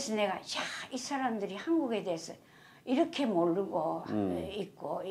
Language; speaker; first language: Korean; native; Korean